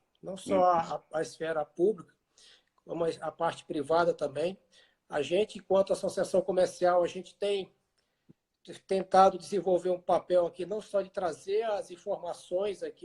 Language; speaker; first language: Portuguese; native; Portuguese